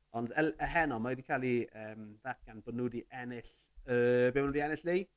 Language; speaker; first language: Welsh; native; Welsh